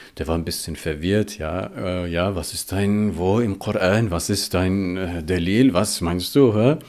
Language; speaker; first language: German; early bilingual, other home language; Riffian